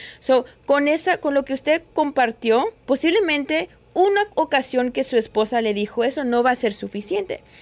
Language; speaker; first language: Spanish; early bilingual, heritage; Spanish